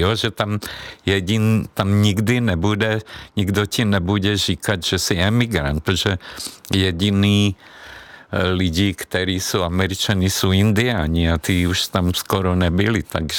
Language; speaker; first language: Czech; non-native, fluent; Hungarian